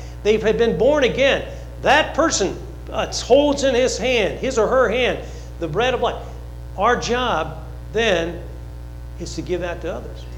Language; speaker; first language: English; native; English